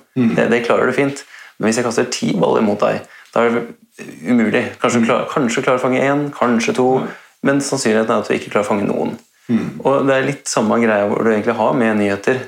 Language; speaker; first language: Norwegian; native; Norwegian